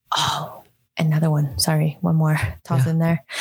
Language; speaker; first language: English; non-native, local second language; Cantonese